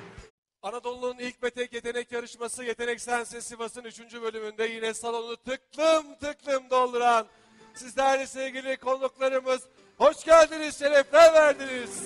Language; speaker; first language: Turkish; native; Turkish